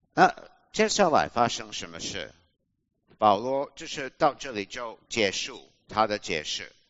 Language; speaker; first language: Chinese; non-native, fluent; English